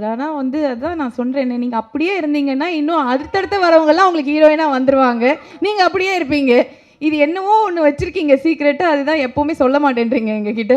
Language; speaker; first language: Tamil; native; Tamil